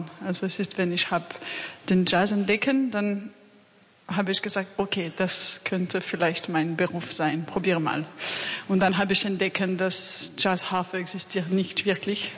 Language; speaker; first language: German; non-native, fluent; French